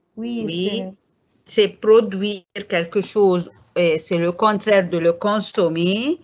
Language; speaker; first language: French; non-native, fluent; Arabic